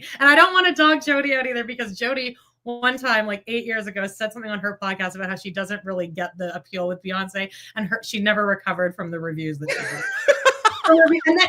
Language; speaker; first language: English; native; English